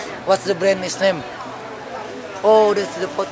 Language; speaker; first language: English; non-native, learner; Indonesian